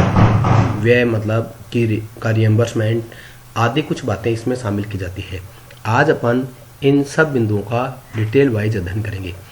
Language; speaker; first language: Hindi; native; Hindi